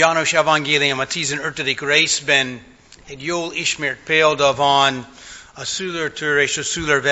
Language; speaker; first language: Hungarian; non-native, fluent; English